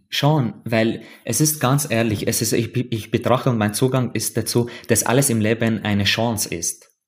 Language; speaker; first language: German; non-native, fluent; Arabic